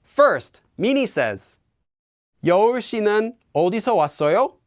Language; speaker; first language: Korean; non-native, fluent; English